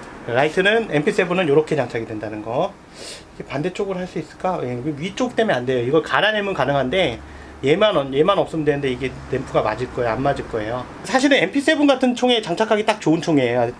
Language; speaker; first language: Korean; native; Korean